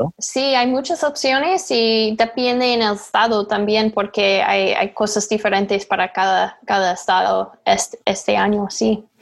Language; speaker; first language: Spanish; non-native, learner; English